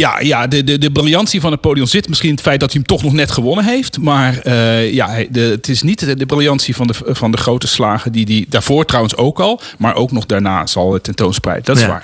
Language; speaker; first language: Dutch; native; Dutch